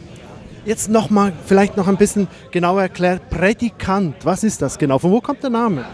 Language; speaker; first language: German; native; German